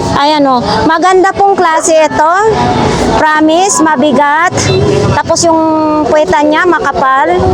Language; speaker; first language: Filipino; non-native, local second language; Cebuano